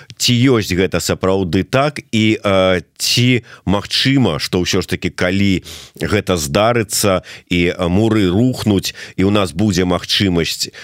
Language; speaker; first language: Belarusian; non-native, local second language; Russian